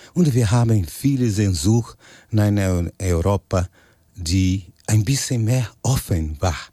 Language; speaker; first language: German; non-native, fluent; Portuguese